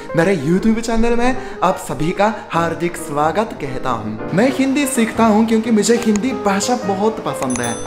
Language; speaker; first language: Hindi; non-native, fluent; Japanese